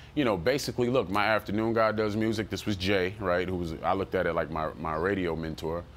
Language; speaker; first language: English; native; English